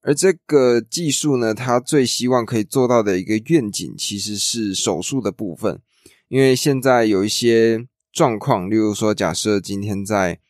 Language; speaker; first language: Chinese; native; Chinese